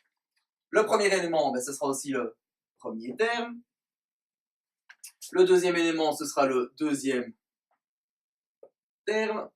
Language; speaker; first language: French; native; French